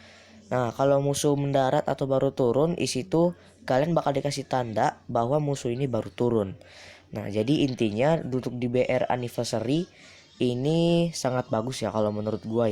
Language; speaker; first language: Indonesian; native; Indonesian